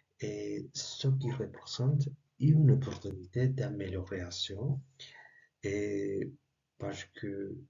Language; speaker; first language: French; non-native, learner; Spanish